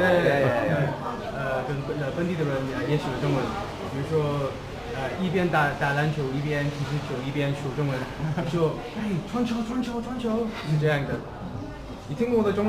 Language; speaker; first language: Chinese; non-native, learner; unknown